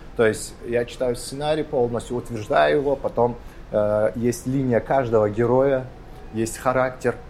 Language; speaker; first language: Russian; non-native, local second language; Kazakh